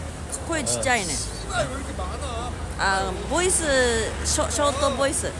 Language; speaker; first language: Japanese; native; Japanese